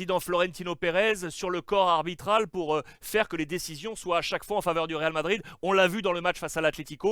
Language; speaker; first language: French; native; French